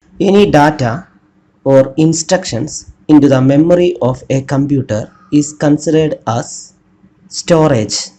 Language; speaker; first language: English; non-native, local second language; Malayalam